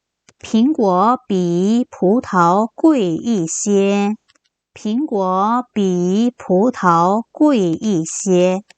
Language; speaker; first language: Chinese; non-native, fluent; Korean